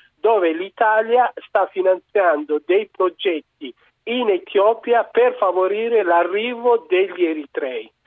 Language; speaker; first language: Italian; non-native, fluent; Tigrinya